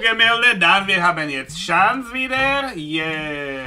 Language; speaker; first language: German; non-native, learner; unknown